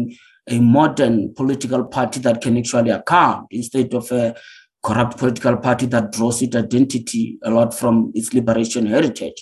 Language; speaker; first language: English; non-native, local second language; Northern Sotho